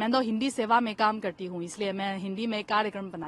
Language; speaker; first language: Hindi; non-native, fluent; Chinese